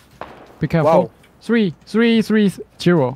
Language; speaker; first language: English; non-native, learner; Korean